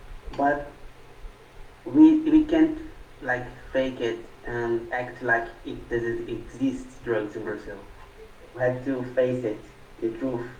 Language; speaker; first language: English; non-native, fluent; Portuguese